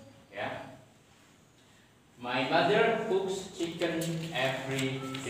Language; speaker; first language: English; non-native, fluent; Indonesian